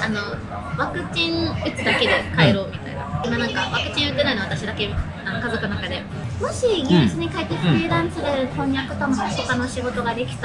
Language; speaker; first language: Japanese; non-native, fluent; English